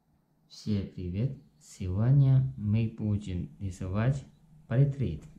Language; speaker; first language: Russian; non-native, learner; Chinese